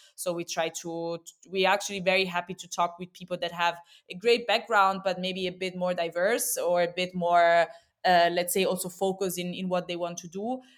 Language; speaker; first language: English; non-native, fluent; Italian